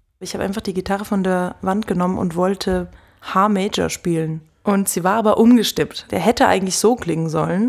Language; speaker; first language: German; native; German